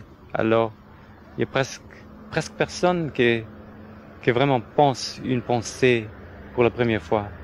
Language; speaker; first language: French; non-native, fluent; German